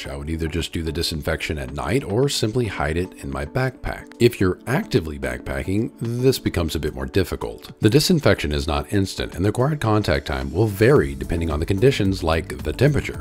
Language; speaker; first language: English; native; English